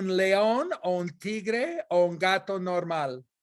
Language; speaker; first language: Spanish; non-native, fluent; English